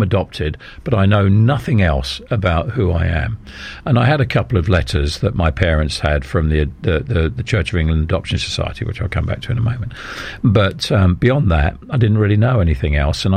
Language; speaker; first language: English; native; English